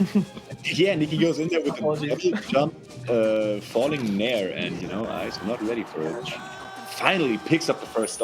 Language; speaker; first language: English; non-native, fluent; German